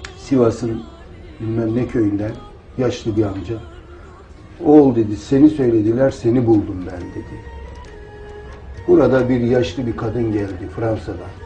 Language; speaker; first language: Turkish; native; Turkish